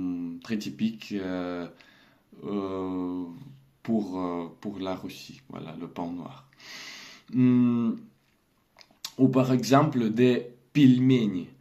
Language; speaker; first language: French; non-native, learner; Russian